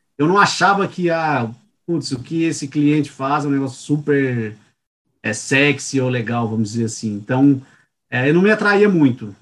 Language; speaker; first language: Portuguese; native; Portuguese